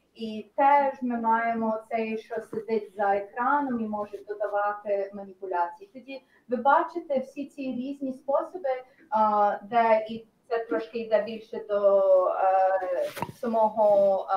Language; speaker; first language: Ukrainian; early bilingual, heritage; Ukrainian